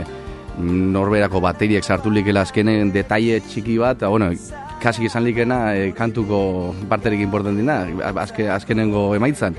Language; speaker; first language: Basque; native; Basque